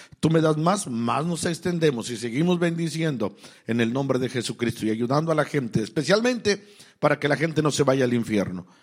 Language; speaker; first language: Spanish; native; Spanish